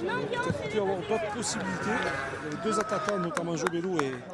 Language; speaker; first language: French; native; French